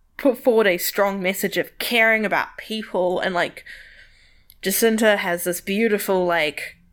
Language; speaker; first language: English; native; English